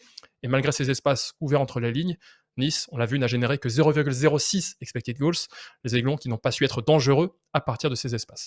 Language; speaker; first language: French; native; French